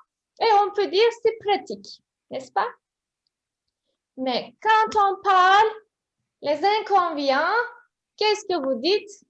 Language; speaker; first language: French; non-native, fluent; Turkish